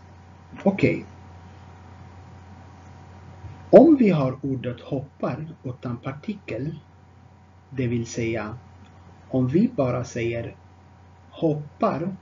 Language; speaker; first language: Swedish; non-native, fluent; Tigrinya